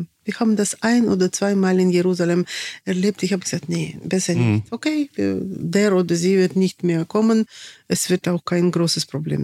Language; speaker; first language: German; non-native, fluent; Russian